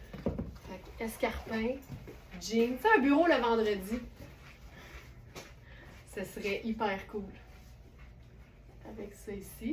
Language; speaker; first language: French; native; French